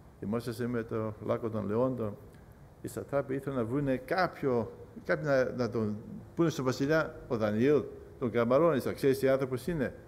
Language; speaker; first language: Greek; early bilingual, heritage; Greek